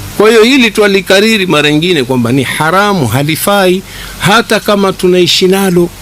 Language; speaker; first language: Swahili; native; Swahili